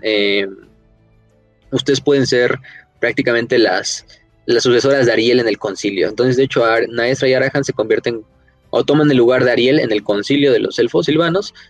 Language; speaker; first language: Spanish; native; Spanish